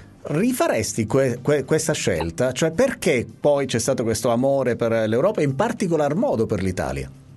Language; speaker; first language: Italian; native; Italian